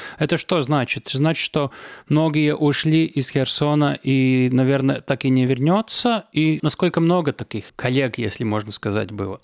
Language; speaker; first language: Russian; non-native, local second language; Latvian